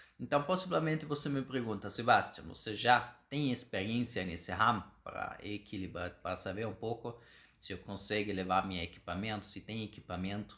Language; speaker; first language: Portuguese; non-native, fluent; German